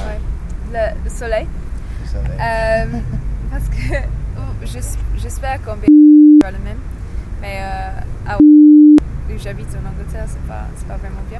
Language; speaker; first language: French; non-native, learner; English